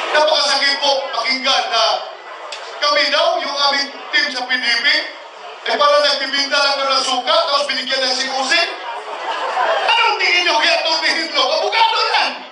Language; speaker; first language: Filipino; non-native, local second language; Cebuano